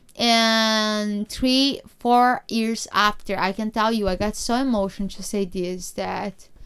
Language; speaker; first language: English; non-native, learner; Portuguese